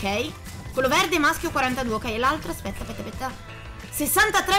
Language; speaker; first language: Italian; native; Italian